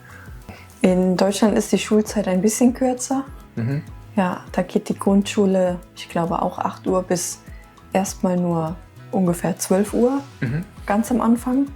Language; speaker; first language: German; native; German